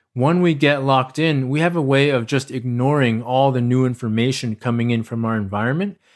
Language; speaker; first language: English; native; English